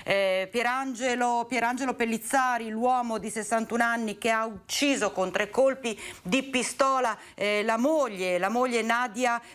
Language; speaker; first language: Italian; native; Italian